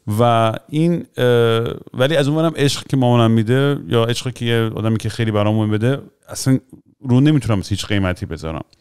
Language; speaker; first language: Persian; early bilingual, heritage; Persian